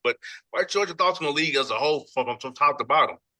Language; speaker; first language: English; native; English